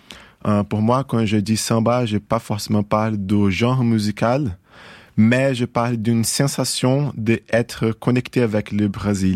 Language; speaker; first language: French; non-native, fluent; Portuguese